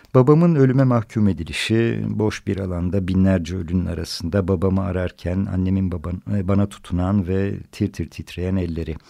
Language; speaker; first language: Turkish; native; Turkish